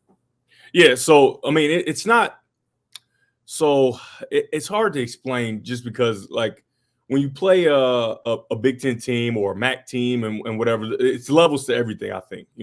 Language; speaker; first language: English; native; English